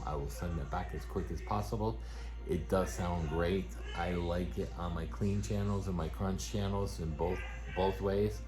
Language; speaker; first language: English; native; English